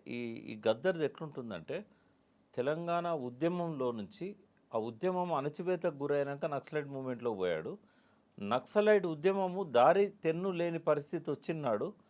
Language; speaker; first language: Telugu; native; Telugu